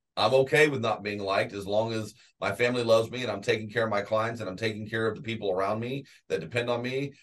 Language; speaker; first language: English; native; English